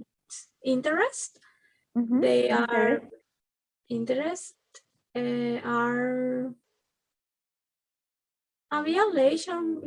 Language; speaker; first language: English; non-native, learner; Spanish